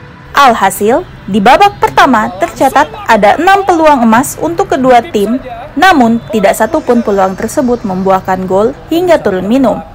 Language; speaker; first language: Indonesian; native; Indonesian